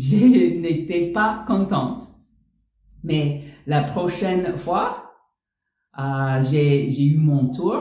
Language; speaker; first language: French; non-native, learner; English